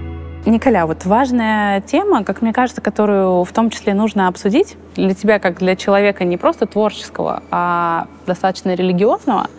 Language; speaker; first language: Russian; native; Russian